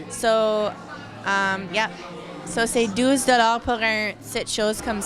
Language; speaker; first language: French; non-native, learner; English